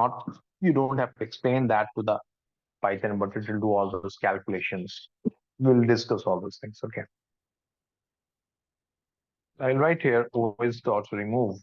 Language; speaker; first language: English; non-native, local second language; Hindi